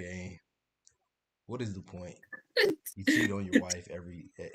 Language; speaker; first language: English; native; English